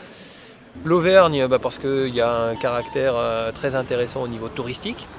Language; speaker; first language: French; native; French